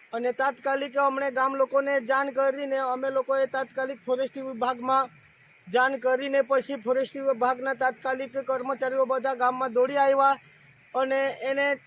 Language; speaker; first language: Gujarati; non-native, local second language; Bhili